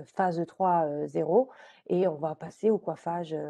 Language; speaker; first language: French; native; French